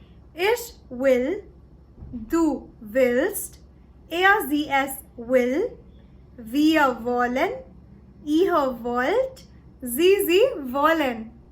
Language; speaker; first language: German; non-native, learner; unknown